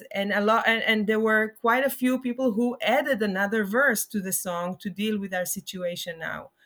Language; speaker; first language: English; non-native, fluent; Hebrew